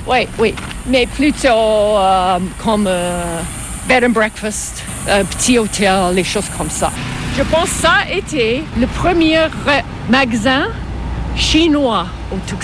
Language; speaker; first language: French; non-native, fluent; English